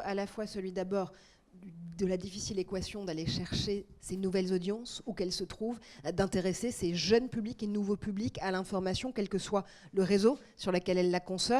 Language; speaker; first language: French; native; French